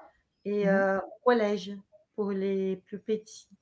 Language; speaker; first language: French; non-native, fluent; Portuguese